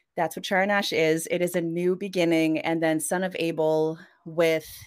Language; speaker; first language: English; non-native, fluent; Norwegian